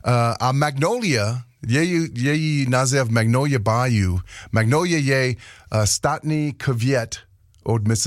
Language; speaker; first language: Slovak; non-native, learner; English